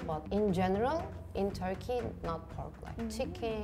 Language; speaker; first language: English; non-native, fluent; Turkish